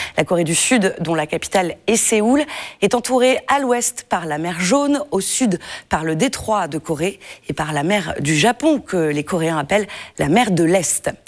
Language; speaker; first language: French; native; French